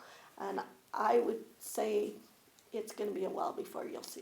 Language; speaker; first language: English; native; English